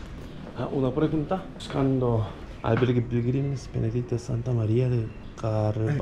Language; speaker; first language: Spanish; non-native, learner; Korean